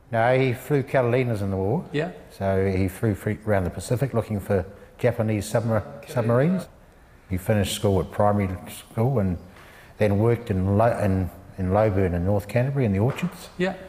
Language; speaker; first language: English; native; English